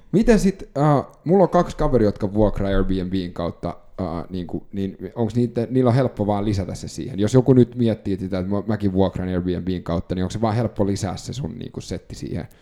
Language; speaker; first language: Finnish; native; Finnish